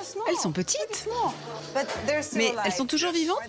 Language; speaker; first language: French; native; French